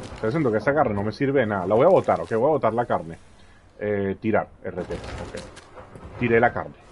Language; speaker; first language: Spanish; native; Spanish